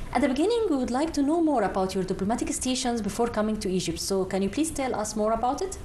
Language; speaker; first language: English; non-native, fluent; Arabic